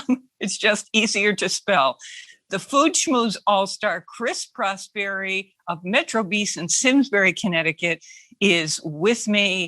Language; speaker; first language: English; native; English